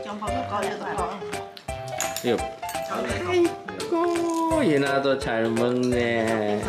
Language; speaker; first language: Korean; native; Korean